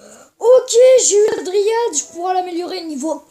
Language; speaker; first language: French; native; French